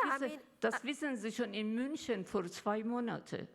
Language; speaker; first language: German; non-native, learner; Persian